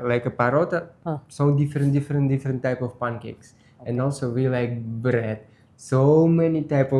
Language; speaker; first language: English; non-native, learner; Russian